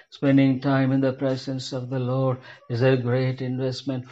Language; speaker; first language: English; non-native, local second language; Tamil